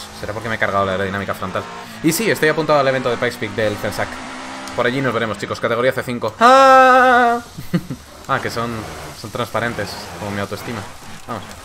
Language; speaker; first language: Spanish; native; Spanish